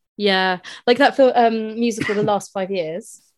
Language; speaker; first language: English; native; English